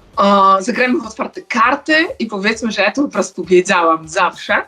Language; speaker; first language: Polish; native; Polish